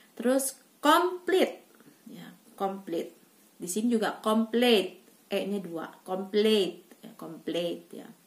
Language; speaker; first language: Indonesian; native; Indonesian